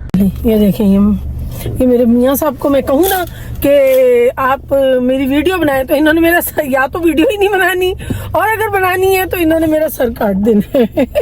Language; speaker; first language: Urdu; native; Urdu